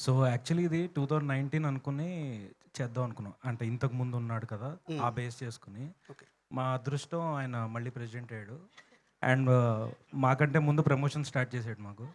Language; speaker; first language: Telugu; native; Telugu